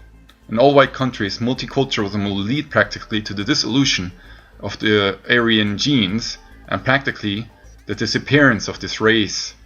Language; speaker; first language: English; non-native, fluent; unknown